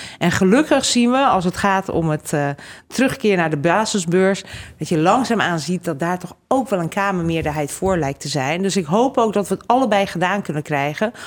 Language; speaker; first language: Dutch; native; Dutch